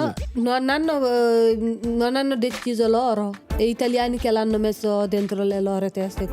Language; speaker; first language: Italian; non-native, fluent; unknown